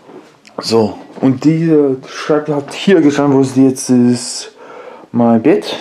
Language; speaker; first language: German; non-native, learner; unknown